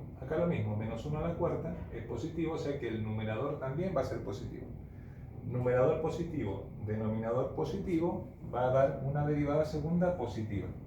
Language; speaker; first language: Spanish; native; Spanish